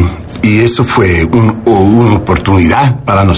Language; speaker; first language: Spanish; non-native, learner; English